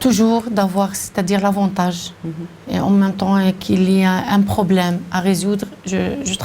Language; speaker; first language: French; non-native, local second language; Arabic